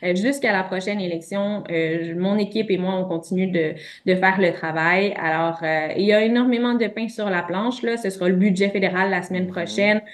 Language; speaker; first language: French; native; French